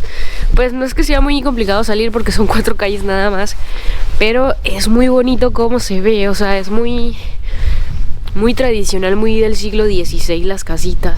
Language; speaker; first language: Spanish; native; Spanish